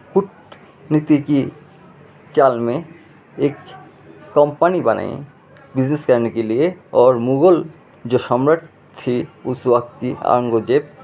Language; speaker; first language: Hindi; non-native, fluent; Bangla